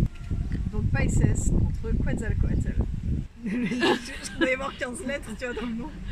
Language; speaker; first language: French; native; French